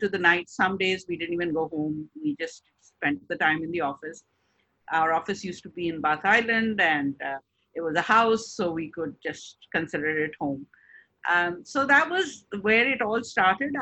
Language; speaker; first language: English; non-native, local second language; Urdu